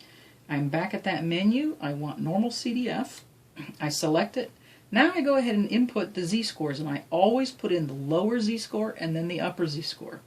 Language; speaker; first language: English; native; English